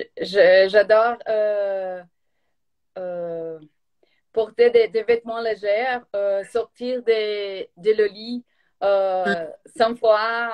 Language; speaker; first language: French; non-native, learner; Portuguese